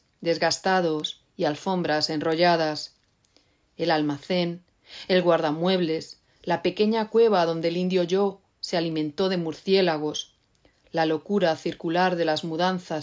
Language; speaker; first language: Spanish; native; Spanish